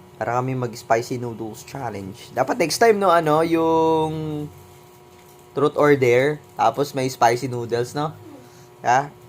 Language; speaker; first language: Filipino; non-native, local second language; Iloko